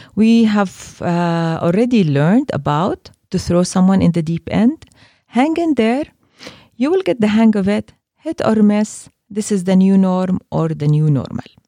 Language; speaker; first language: English; non-native, fluent; Arabic